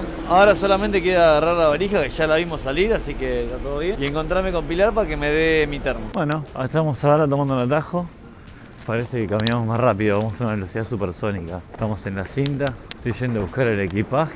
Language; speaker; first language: Spanish; native; Spanish